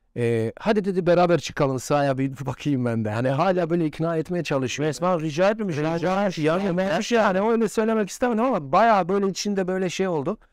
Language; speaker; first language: Turkish; non-native, fluent; Bosnian